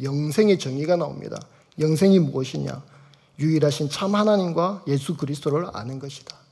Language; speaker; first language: Korean; native; Korean